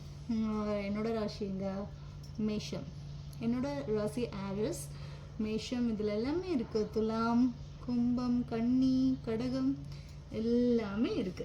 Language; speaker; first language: Tamil; non-native, local second language; Malayalam